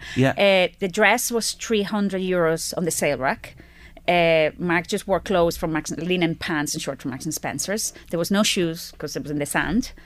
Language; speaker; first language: English; non-native, fluent; Spanish